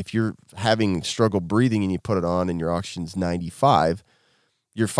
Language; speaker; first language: English; native; English